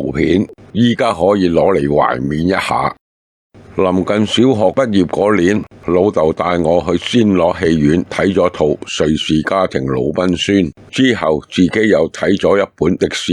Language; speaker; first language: Cantonese; native; Cantonese